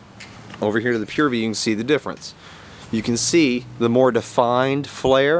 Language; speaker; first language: English; native; English